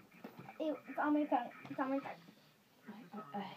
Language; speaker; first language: English; native; English